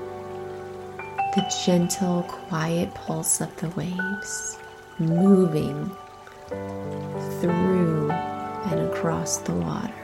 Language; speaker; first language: English; native; English